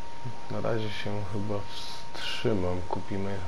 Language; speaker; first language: Polish; native; Polish